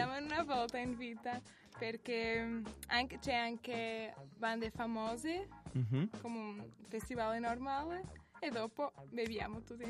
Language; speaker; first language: Italian; non-native, learner; Portuguese